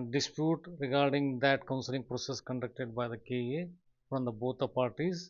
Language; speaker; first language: English; non-native, local second language; Kannada